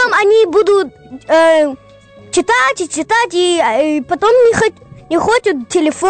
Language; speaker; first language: Russian; early bilingual, heritage; Russian